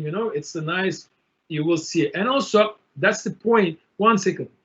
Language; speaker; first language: English; non-native, learner; Turkish